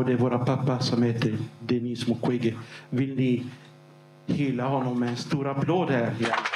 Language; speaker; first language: Swedish; non-native, fluent; Lingala